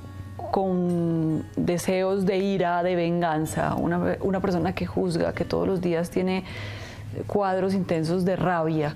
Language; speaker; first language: Spanish; native; Spanish